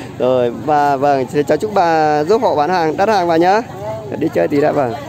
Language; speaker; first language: Vietnamese; native; Vietnamese